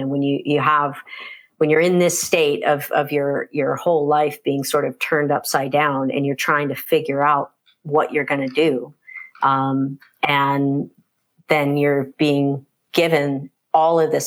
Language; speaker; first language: English; native; English